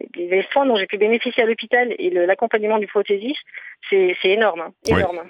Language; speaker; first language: French; native; French